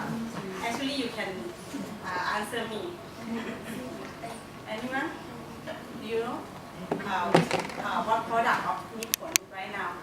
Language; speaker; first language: English; non-native, learner; Thai